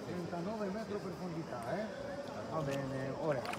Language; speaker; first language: Italian; non-native, learner; Greek